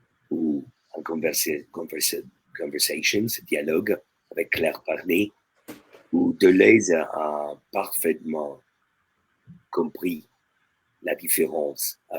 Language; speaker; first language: French; non-native, fluent; Italian